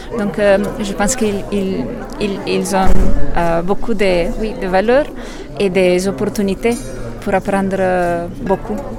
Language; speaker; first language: French; non-native, fluent; Italian